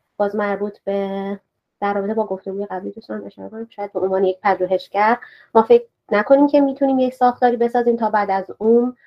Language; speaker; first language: Persian; native; Persian